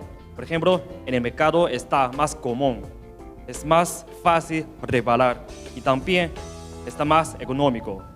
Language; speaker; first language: Spanish; non-native, learner; Chinese